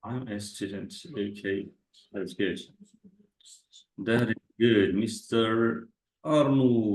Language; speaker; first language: English; non-native, fluent; Kazakh